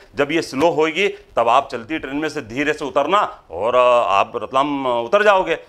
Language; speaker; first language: Hindi; native; Hindi